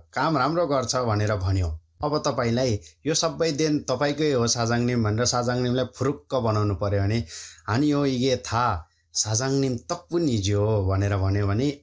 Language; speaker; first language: Nepali; native; Nepali